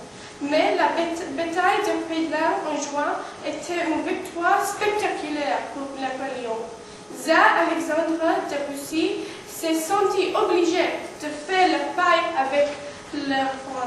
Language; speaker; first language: French; non-native, learner; English